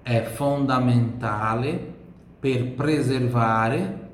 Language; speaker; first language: Italian; non-native, fluent; Portuguese